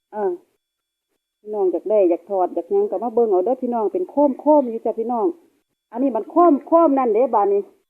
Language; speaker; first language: Thai; native; Thai